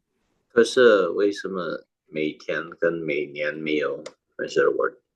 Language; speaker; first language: Chinese; non-native, learner; Indonesian